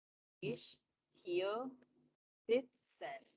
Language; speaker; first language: German; non-native, learner; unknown